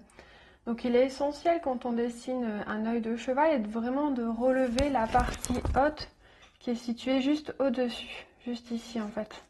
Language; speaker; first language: French; native; French